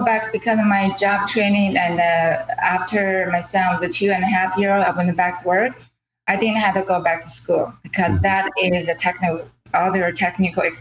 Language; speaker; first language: English; non-native, fluent; Chinese